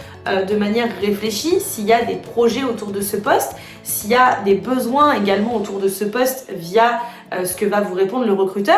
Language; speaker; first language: French; native; French